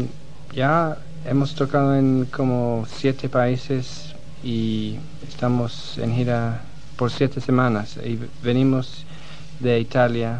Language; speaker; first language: Spanish; non-native, fluent; English